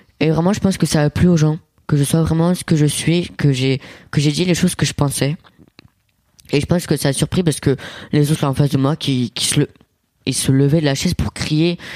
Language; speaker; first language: French; native; French